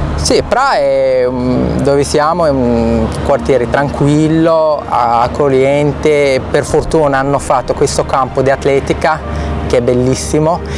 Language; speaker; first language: Italian; non-native, fluent; Arabic